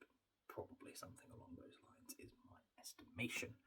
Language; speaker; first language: English; native; English